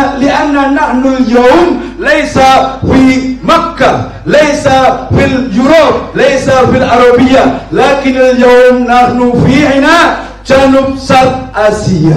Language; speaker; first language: Arabic; non-native, learner; Malay